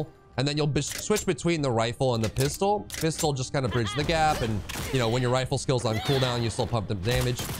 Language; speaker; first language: English; native; English